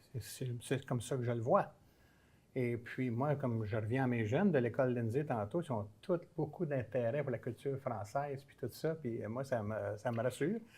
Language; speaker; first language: French; native; French